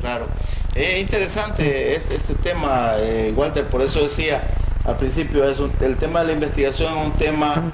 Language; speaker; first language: Spanish; native; Spanish